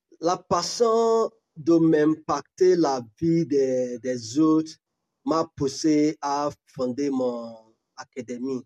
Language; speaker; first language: French; non-native, learner; Yoruba